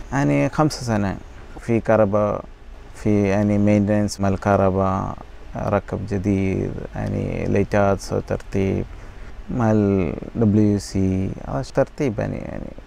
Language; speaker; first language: Arabic; non-native, learner; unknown